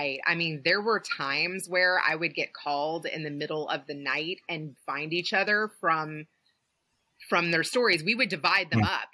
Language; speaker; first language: English; native; English